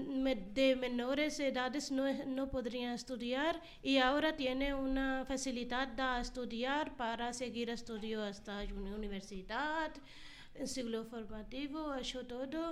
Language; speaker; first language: Spanish; non-native, learner; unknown